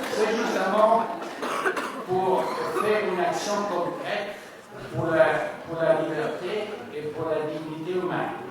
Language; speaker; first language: French; non-native, learner; Spanish